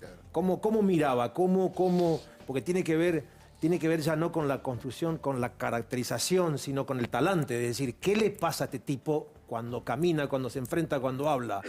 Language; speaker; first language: Spanish; native; Spanish